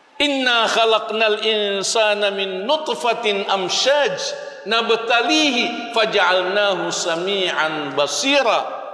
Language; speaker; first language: Malay; non-native, local second language; Buginese